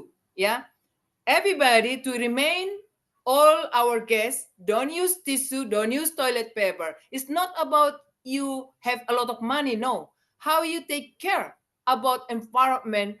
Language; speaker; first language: English; non-native, learner; Indonesian